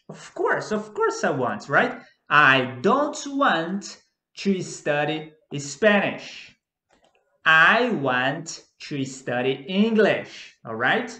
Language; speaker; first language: English; non-native, fluent; Portuguese